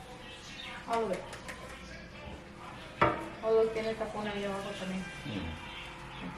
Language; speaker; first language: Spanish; early bilingual, other home language; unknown